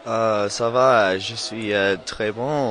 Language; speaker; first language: French; non-native, learner; English